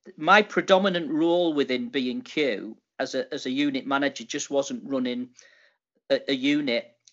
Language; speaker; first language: English; native; English